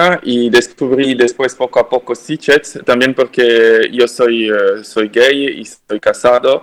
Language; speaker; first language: Spanish; non-native, fluent; French